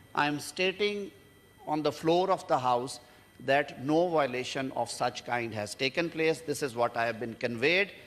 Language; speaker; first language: English; non-native, local second language; Urdu